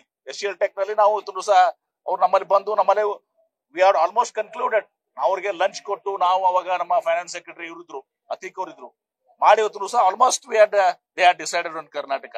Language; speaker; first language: Kannada; native; Kannada